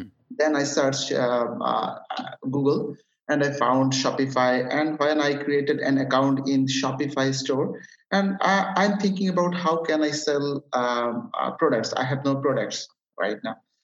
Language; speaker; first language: English; non-native, local second language; Bangla